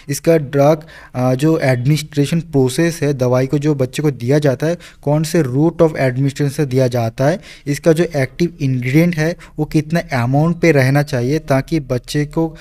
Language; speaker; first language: Hindi; non-native, local second language; Bangla